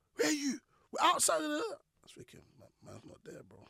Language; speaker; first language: English; native; English